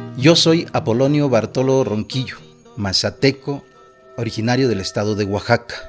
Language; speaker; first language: Spanish; native; Spanish